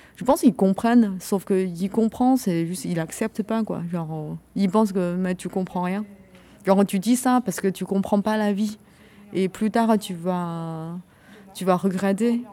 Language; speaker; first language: French; non-native, fluent; Chinese